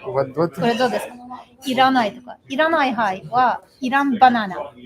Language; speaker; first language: Japanese; non-native, learner; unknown